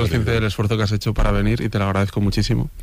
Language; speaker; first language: Spanish; native; Spanish